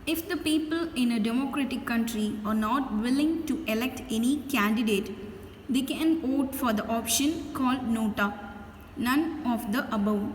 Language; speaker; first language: English; non-native, local second language; Tamil